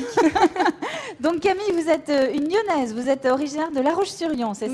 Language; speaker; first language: French; native; French